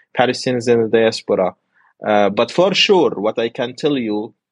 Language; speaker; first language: English; non-native, fluent; Arabic